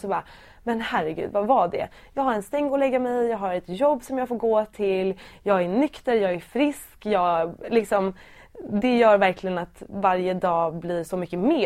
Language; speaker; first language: Swedish; native; Swedish